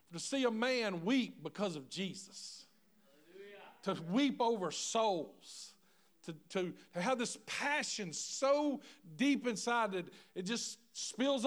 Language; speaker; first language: English; native; English